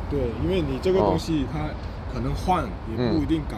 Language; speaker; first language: Chinese; native; Chinese